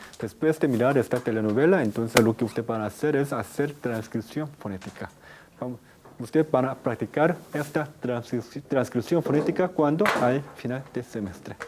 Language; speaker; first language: Spanish; non-native, fluent; Korean